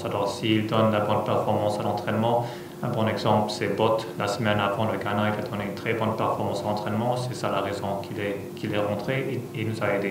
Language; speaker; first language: French; non-native, fluent; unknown